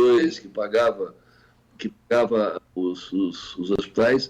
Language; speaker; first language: Portuguese; native; Portuguese